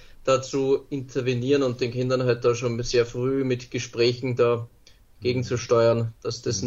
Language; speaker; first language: German; native; German